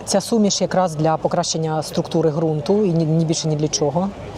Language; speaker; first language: Ukrainian; native; Ukrainian